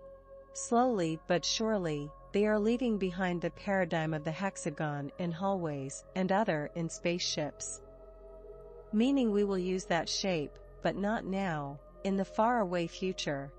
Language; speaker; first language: English; non-native, fluent; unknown